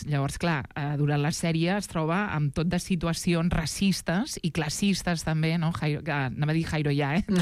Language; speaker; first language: Catalan; native; Catalan